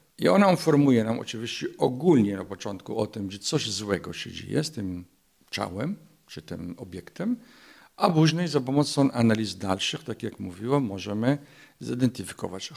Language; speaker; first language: Polish; non-native, fluent; Arabic